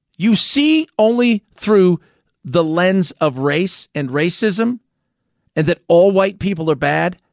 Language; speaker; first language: English; early bilingual, other home language; Spanish